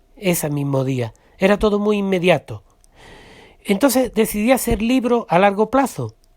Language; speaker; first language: Spanish; native; Spanish